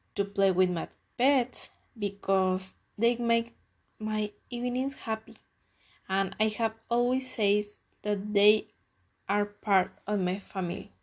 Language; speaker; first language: English; non-native, learner; Spanish